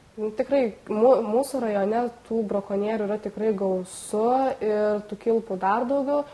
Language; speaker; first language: Lithuanian; native; Lithuanian